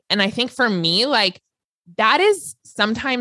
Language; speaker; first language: English; native; English